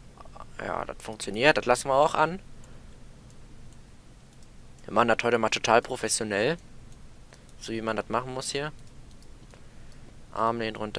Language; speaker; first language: German; native; German